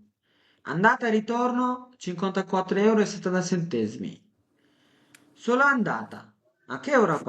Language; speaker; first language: Italian; non-native, fluent; Bangla